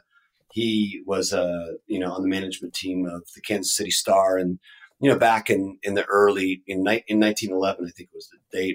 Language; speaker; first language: English; native; English